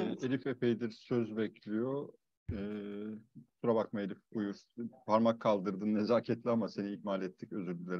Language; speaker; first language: Turkish; native; Turkish